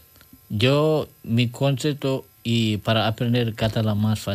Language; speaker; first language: Spanish; non-native, learner; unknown